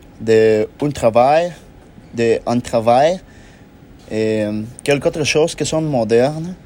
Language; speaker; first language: French; non-native, learner; Spanish